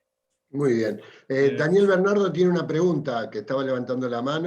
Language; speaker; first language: Spanish; native; Spanish